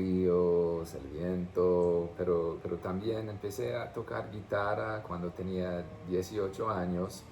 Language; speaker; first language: Spanish; non-native, fluent; English